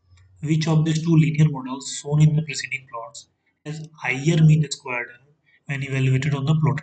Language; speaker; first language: English; non-native, fluent; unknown